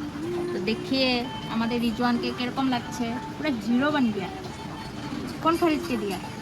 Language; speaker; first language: Hindi; non-native, local second language; Bangla